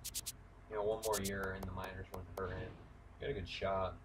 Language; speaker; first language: English; native; English